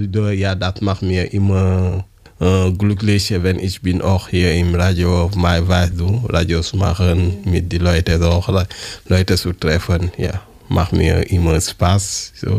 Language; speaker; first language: German; non-native, learner; French